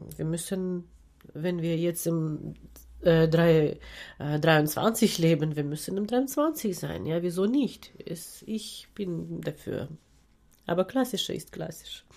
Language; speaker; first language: German; non-native, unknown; Ukrainian